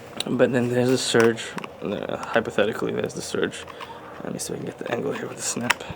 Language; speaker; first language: English; native; English